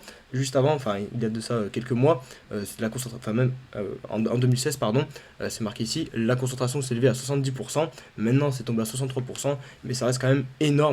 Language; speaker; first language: French; native; French